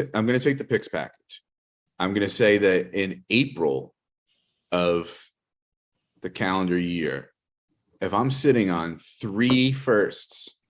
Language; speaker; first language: English; native; English